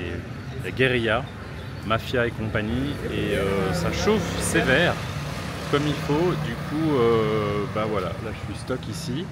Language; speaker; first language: French; native; French